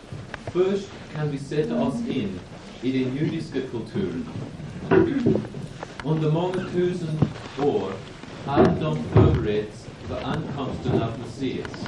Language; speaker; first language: Swedish; non-native, fluent; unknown